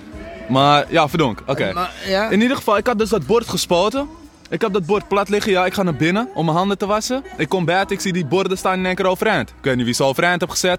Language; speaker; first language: Dutch; native; Dutch